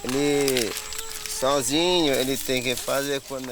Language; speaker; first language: Portuguese; non-native, local second language; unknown